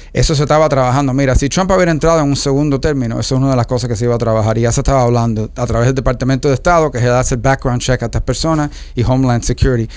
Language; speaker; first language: Spanish; early bilingual, heritage; Spanish